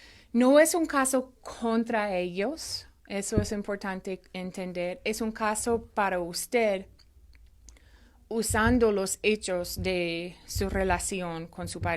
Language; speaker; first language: Spanish; non-native, fluent; English